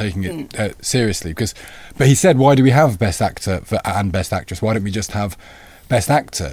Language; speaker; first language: English; native; English